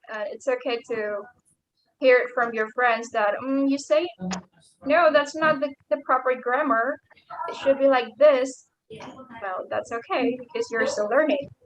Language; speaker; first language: English; non-native, fluent; Indonesian